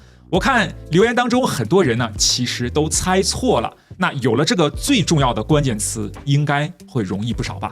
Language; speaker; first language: Chinese; native; Chinese